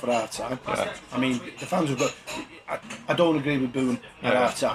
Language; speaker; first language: English; native; English